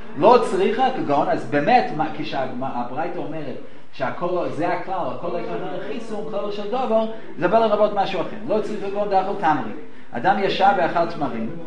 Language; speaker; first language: Hebrew; non-native, fluent; English